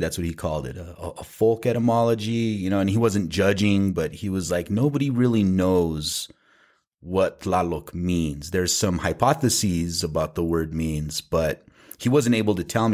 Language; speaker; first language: English; native; English